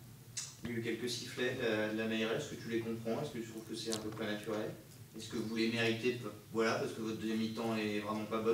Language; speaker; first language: French; native; French